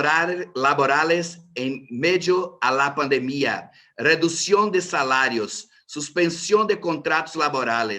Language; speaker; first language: Spanish; non-native, fluent; Portuguese